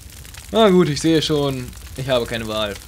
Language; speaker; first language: German; native; German